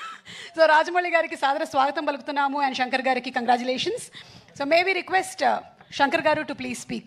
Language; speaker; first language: Telugu; native; Telugu